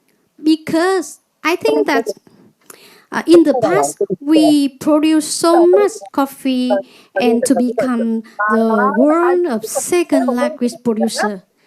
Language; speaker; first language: English; non-native, learner; Vietnamese